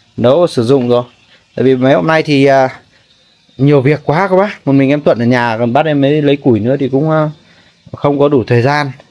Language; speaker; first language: Vietnamese; non-native, local second language; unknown